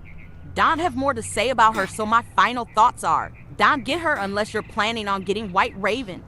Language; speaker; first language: English; native; English